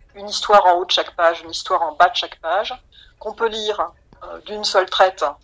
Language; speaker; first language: French; native; French